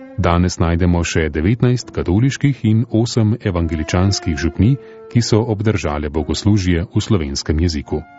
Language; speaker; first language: Slovenian; native; Slovenian